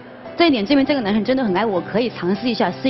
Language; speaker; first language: Chinese; native; Chinese